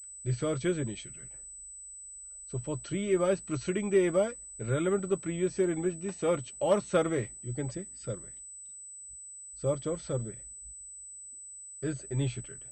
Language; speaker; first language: English; non-native, local second language; Hindi